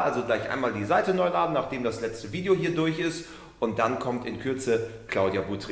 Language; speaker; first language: German; native; German